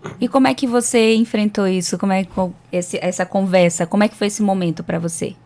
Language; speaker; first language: Portuguese; native; Portuguese